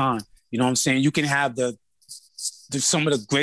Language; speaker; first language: English; native; English